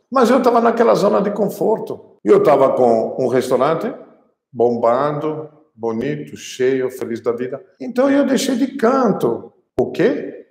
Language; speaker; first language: Portuguese; non-native, fluent; Italian